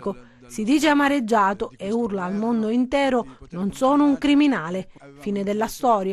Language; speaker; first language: Italian; native; Italian